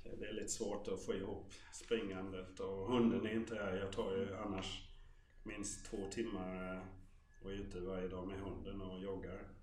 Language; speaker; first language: Swedish; non-native, fluent; German